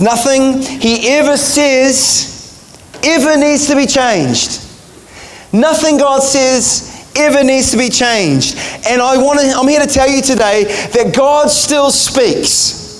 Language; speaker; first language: English; native; English